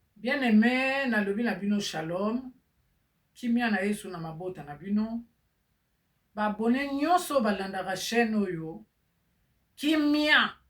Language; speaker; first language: Lingala; native; Lingala